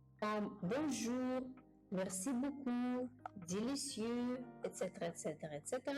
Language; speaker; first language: French; non-native, learner; Japanese